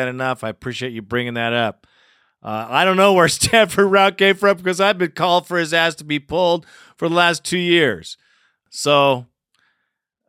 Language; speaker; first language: English; native; English